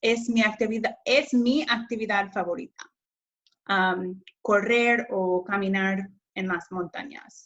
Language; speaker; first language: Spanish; non-native, fluent; English